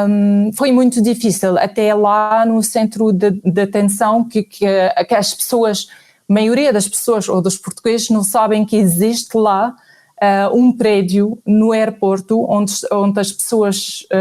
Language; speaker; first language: Portuguese; non-native, fluent; Arabic